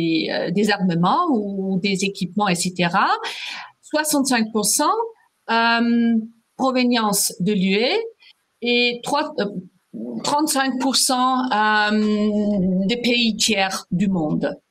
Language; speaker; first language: French; non-native, fluent; German